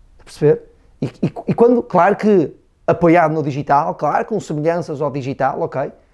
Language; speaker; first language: Portuguese; native; Portuguese